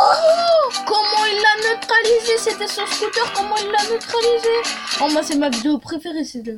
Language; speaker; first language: French; native; French